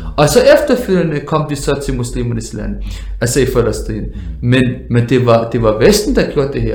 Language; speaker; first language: Danish; early bilingual, other home language; Arabic